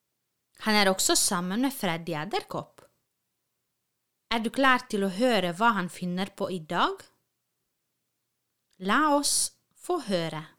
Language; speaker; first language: Norwegian; non-native, fluent; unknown